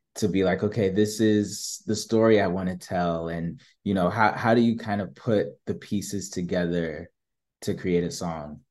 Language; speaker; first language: English; native; English